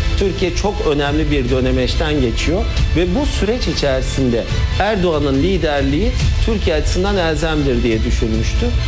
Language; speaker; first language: Turkish; native; Turkish